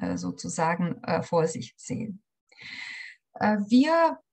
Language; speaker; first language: German; non-native, fluent; Ukrainian